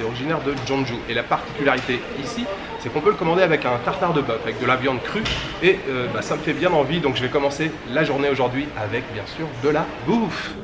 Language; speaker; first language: French; native; French